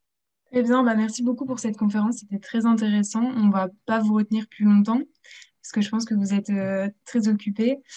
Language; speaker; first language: French; native; French